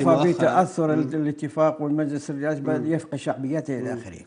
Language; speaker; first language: Arabic; native; Arabic